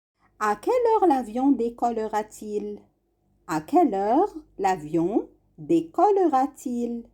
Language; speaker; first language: French; non-native, fluent; Arabic